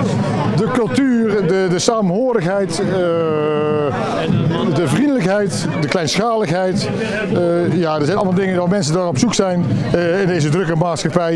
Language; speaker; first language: Dutch; native; Dutch